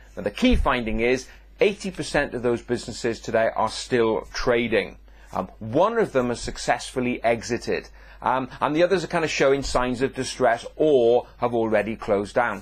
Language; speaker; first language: English; native; English